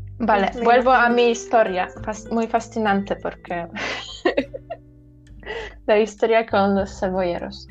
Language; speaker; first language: Spanish; non-native, learner; Polish